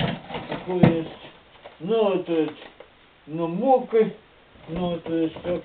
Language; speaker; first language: Russian; non-native, learner; Czech